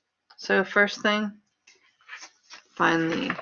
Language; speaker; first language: English; native; English